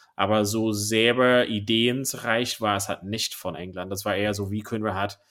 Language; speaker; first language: German; non-native, fluent; English